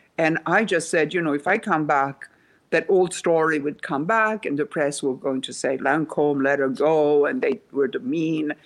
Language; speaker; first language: English; non-native, fluent; Italian